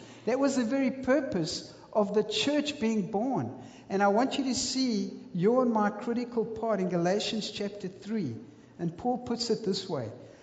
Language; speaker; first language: English; native; English